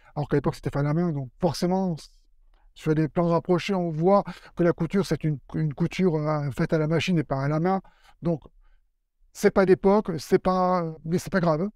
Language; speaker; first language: French; native; French